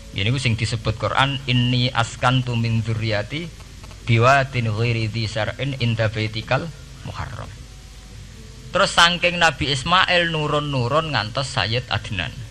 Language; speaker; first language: Indonesian; non-native, local second language; Javanese